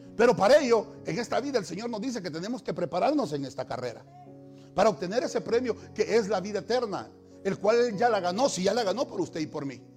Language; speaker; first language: Spanish; native; Spanish